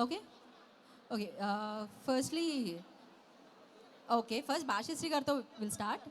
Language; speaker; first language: Telugu; native; Telugu